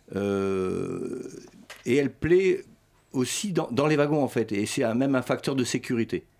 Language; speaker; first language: French; early bilingual, other home language; Swedish